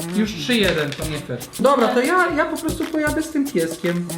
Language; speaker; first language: Polish; non-native, fluent; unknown